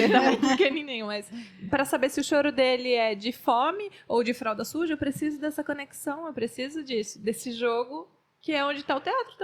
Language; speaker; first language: Portuguese; native; Portuguese